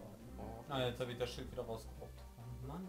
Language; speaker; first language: German; native; German